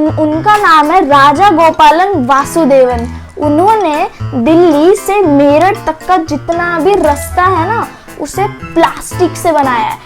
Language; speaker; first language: Hindi; non-native, local second language; Marathi